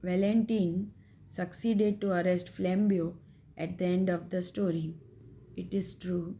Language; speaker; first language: English; non-native, local second language; Gujarati